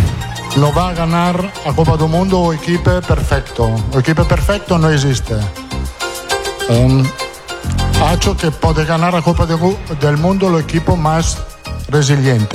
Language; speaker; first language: Portuguese; non-native, fluent; Italian